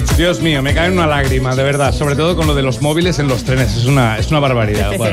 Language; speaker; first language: Spanish; native; Spanish